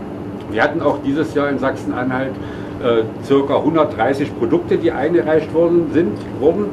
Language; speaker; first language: German; native; German